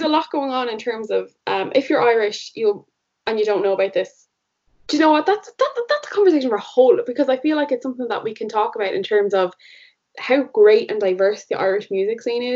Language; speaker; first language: English; native; English